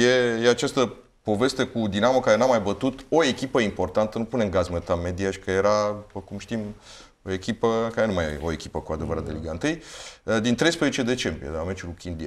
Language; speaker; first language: Romanian; native; Romanian